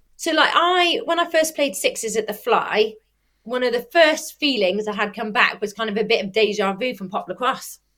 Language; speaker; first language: English; native; English